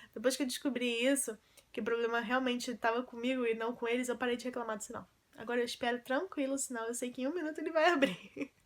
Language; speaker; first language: Portuguese; native; Portuguese